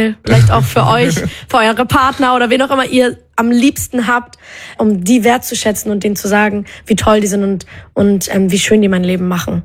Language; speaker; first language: German; native; German